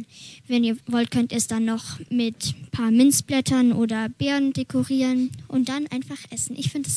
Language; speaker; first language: German; native; German